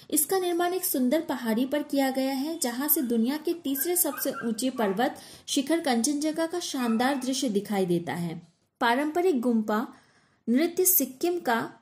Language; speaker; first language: Hindi; native; Hindi